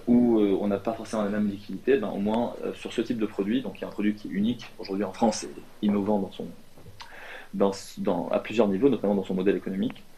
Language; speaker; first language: French; non-native, local second language; Arabic